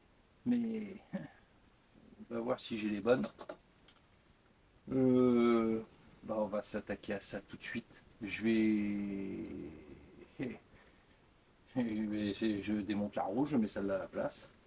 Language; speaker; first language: French; native; French